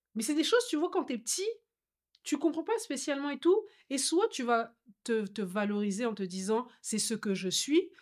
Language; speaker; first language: French; native; French